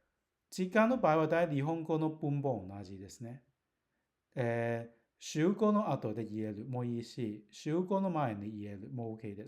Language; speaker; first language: Japanese; non-native, learner; Cantonese